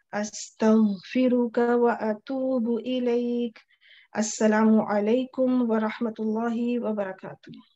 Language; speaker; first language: Urdu; native; Urdu